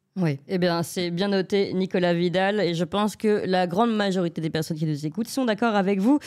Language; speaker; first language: French; native; French